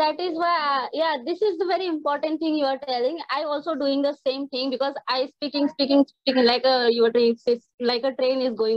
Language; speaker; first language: English; non-native, learner; Hindi